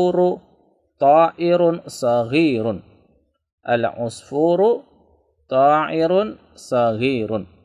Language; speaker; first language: Arabic; non-native, fluent; Indonesian